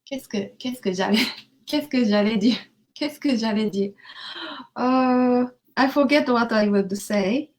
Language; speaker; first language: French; non-native, learner; Japanese